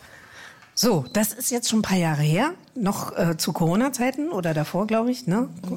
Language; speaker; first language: German; native; German